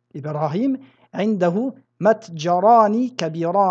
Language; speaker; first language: Arabic; non-native, fluent; French